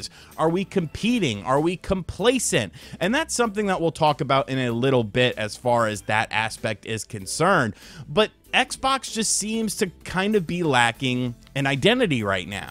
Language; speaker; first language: English; native; English